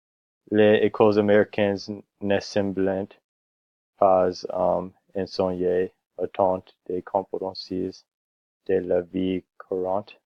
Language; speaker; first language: French; non-native, learner; English